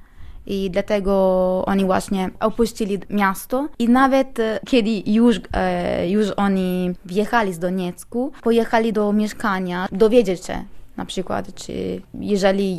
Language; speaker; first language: Polish; non-native, learner; Italian